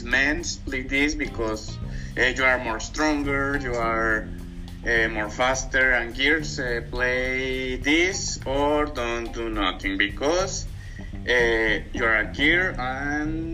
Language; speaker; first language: English; non-native, learner; Spanish